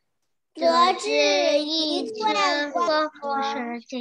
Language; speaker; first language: Chinese; early bilingual, heritage; Chinese